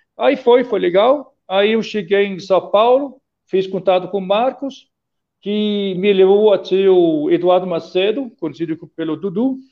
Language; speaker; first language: Portuguese; non-native, fluent; Danish